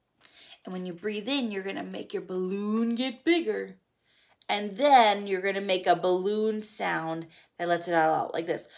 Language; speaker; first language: English; native; English